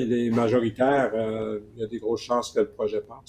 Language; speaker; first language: French; native; French